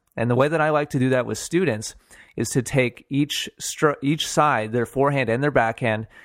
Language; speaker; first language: English; native; English